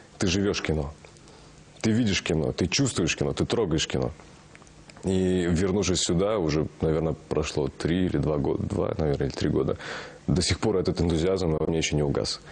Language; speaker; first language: Russian; non-native, local second language; Kazakh